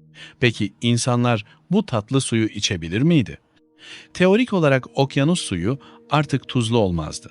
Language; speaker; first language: Turkish; native; Turkish